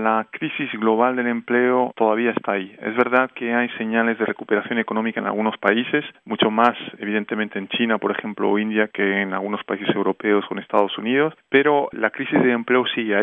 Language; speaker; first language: Spanish; native; Spanish